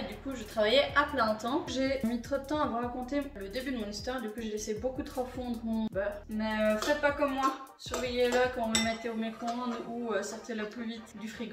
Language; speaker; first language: French; native; French